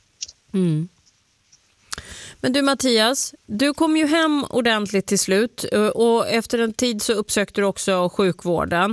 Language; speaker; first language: Swedish; native; Swedish